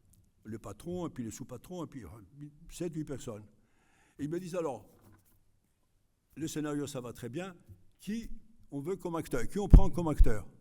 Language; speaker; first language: French; non-native, fluent; Greek